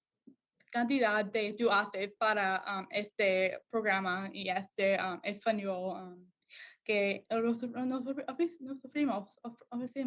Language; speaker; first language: Spanish; non-native, learner; English